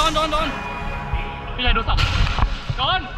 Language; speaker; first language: Thai; native; Thai